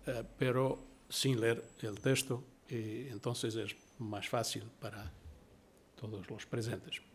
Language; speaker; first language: Spanish; non-native, learner; Portuguese